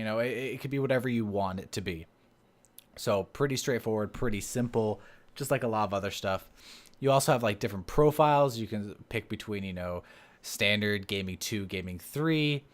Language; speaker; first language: English; native; English